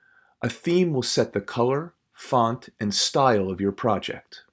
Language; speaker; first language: English; native; English